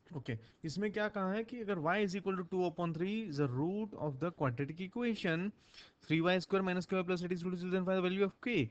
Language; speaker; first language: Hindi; non-native, local second language; Gujarati